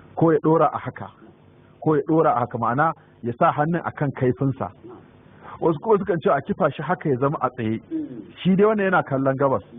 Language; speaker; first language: Hausa; native; Hausa